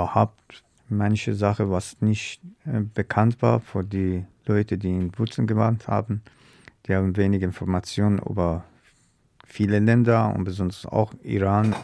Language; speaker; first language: German; non-native, learner; Persian